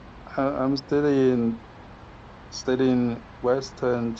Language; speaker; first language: English; non-native, learner; Chinese